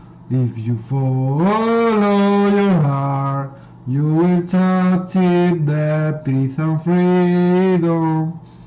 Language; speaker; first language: English; non-native, learner; Spanish